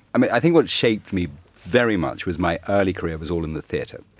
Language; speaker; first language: English; native; English